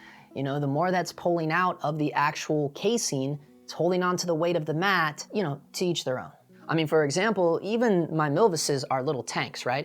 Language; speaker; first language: English; native; English